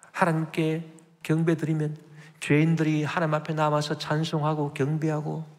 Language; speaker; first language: Korean; native; Korean